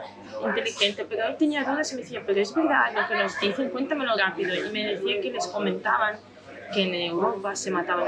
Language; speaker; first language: Spanish; non-native, fluent; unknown